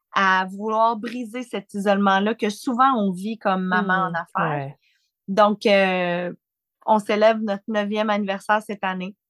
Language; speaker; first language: French; native; French